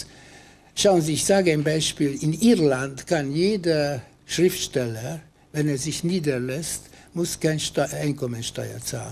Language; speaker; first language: German; non-native, fluent; Hungarian